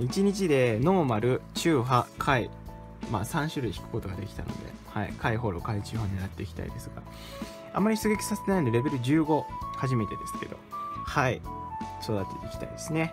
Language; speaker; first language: Japanese; native; Japanese